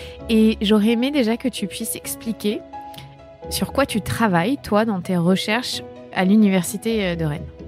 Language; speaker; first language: French; native; French